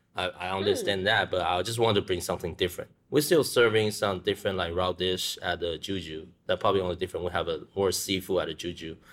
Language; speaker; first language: English; non-native, learner; Chinese